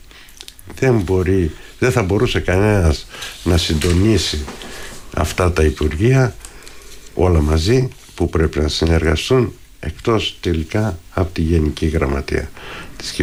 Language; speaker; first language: Greek; native; Greek